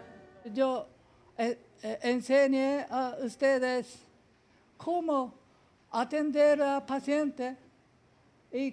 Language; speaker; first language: Spanish; non-native, learner; Japanese